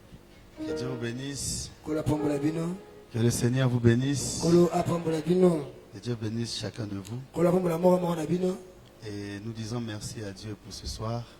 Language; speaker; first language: French; non-native, local second language; Lingala